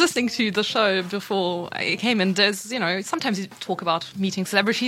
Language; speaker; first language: English; non-native, fluent; German